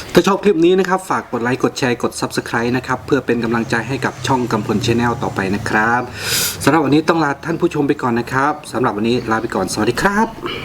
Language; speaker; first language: Thai; non-native, local second language; Northeastern Thai